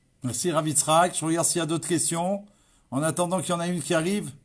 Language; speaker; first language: French; native; French